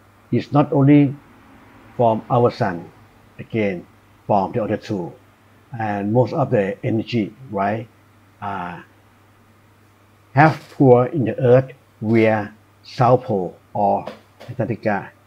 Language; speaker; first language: English; non-native, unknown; Thai